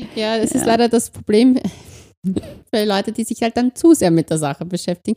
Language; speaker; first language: German; native; German